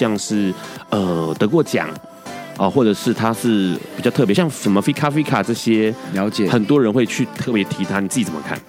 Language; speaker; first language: Chinese; native; Chinese